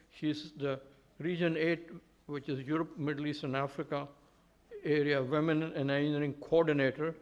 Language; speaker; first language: English; native; English